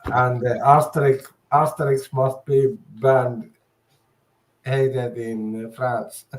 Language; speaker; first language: English; non-native, learner; Finnish